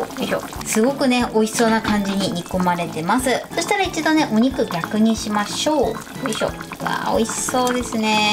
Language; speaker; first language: Japanese; native; Japanese